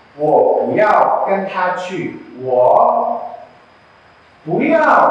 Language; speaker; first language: Chinese; non-native, fluent; Indonesian